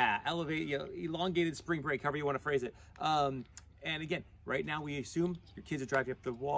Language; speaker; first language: English; native; English